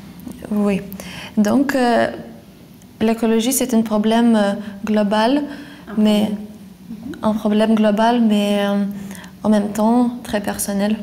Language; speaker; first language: French; non-native, fluent; Lithuanian